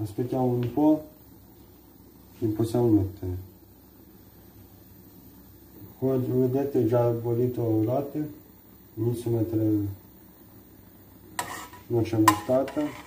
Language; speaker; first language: Italian; non-native, learner; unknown